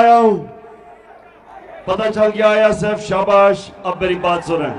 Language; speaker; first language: Urdu; native; Urdu